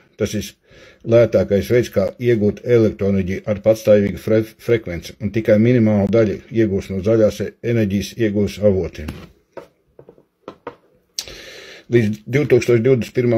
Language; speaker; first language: Latvian; native; Latvian